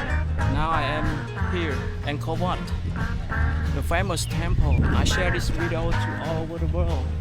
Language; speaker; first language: English; non-native, learner; Khmer